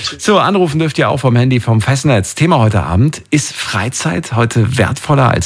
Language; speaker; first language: German; native; German